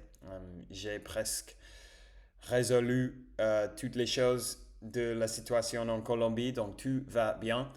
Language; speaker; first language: French; non-native, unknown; English